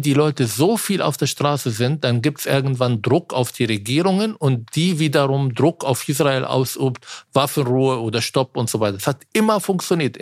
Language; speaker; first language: German; non-native, fluent; Arabic